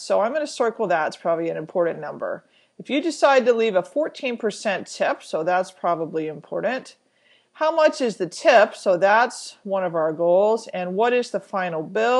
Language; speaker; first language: English; native; English